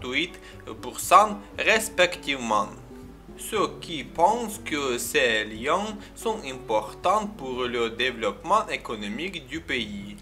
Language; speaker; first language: French; non-native, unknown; Ukrainian